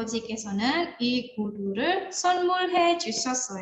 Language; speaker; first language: Korean; non-native, fluent; Indonesian